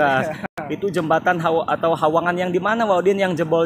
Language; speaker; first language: Indonesian; native; Indonesian